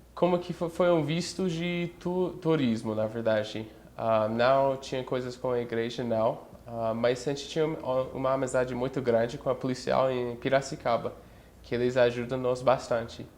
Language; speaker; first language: Portuguese; non-native, fluent; English